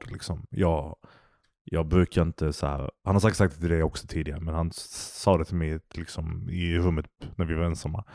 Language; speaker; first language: Swedish; early bilingual, other home language; Turkish